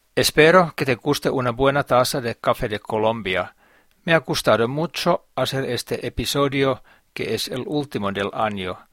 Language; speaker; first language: Spanish; non-native, fluent; Finnish